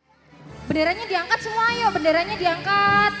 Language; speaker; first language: Indonesian; native; Indonesian